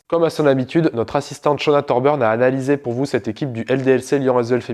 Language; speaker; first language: French; native; French